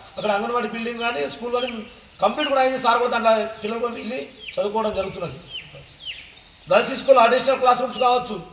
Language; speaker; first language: Telugu; native; Telugu